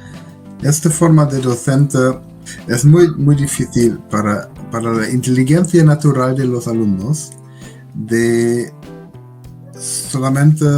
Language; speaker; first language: Spanish; non-native, learner; German